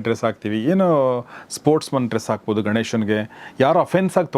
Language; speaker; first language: Kannada; native; Kannada